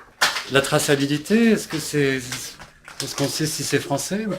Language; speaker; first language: French; native; French